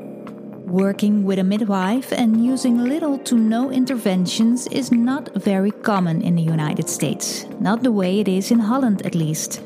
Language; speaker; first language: English; non-native, fluent; Dutch